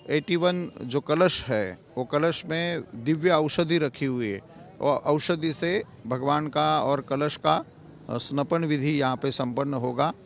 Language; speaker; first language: Hindi; non-native, local second language; Marathi